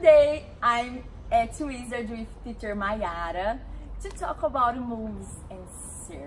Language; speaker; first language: English; non-native, learner; Portuguese